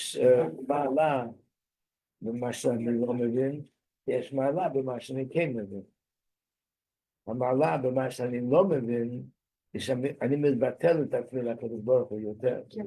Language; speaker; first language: Hebrew; non-native, fluent; English